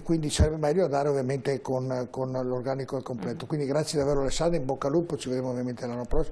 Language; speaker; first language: Italian; native; Italian